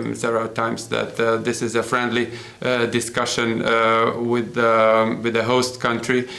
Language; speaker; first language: English; non-native, fluent; Hungarian